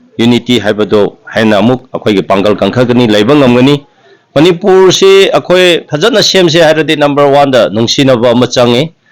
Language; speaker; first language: Manipuri; non-native, local second language; Tangkhul Naga (India)